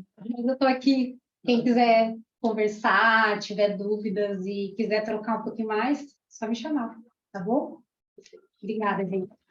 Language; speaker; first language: Portuguese; early bilingual, other home language; Spanish